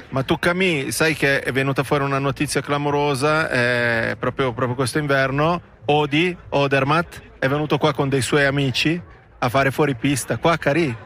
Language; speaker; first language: Italian; native; Italian